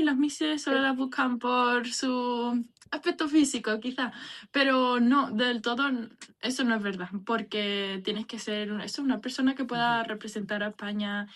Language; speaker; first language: Spanish; native; Spanish